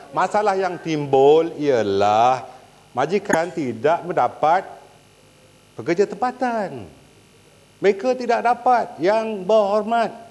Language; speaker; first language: Malay; native; Malay